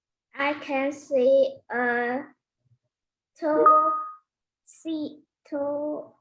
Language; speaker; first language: English; non-native, learner; Vietnamese